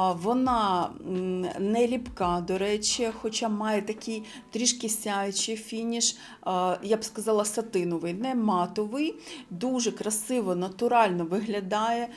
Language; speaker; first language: Ukrainian; non-native, local second language; Russian